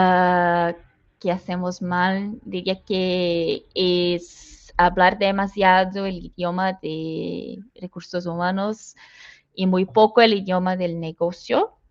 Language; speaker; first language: Spanish; non-native, fluent; Portuguese